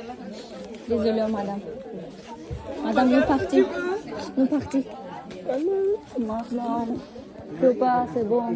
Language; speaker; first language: French; non-native, learner; Kazakh